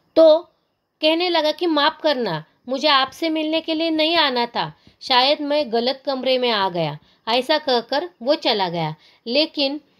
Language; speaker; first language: Hindi; non-native, local second language; Marathi